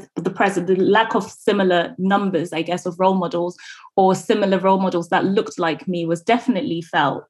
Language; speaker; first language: English; non-native, local second language; Akan